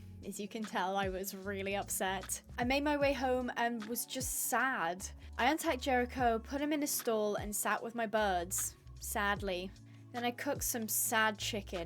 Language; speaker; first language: English; native; English